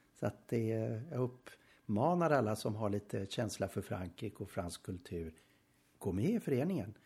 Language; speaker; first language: Swedish; native; Swedish